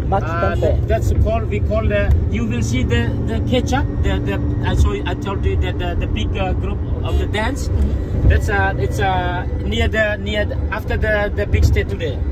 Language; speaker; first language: English; non-native, learner; Indonesian